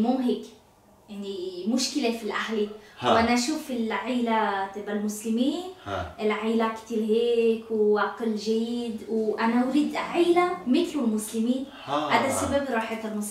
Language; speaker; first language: Arabic; non-native, learner; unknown